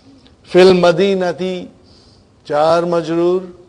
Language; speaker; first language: Arabic; non-native, fluent; Urdu